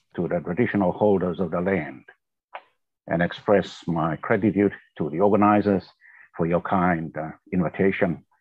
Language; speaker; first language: English; non-native, fluent; Tongan